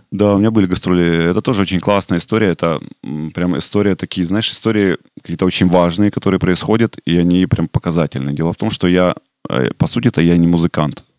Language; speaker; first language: Russian; native; Russian